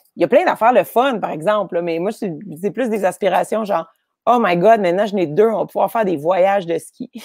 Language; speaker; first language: French; native; French